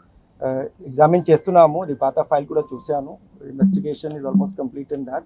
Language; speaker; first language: Telugu; non-native, fluent; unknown